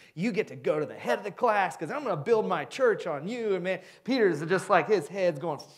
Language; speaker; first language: English; native; English